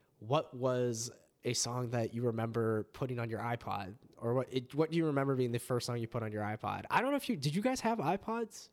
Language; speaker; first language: English; native; English